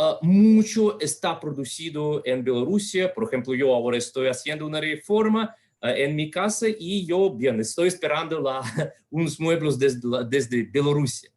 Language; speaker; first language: Spanish; non-native, fluent; Russian